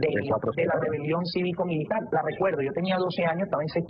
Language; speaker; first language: Spanish; native; Spanish